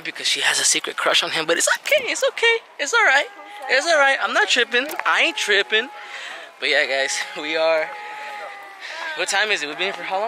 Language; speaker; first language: English; early bilingual, other home language; Spanish